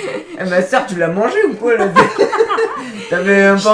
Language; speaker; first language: French; native; French